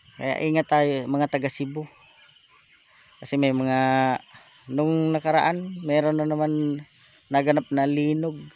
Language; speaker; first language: Filipino; non-native, local second language; Bikol